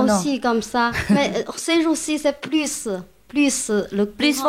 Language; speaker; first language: French; non-native, learner; Chinese